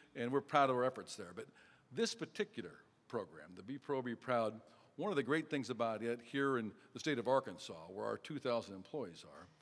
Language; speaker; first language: English; native; English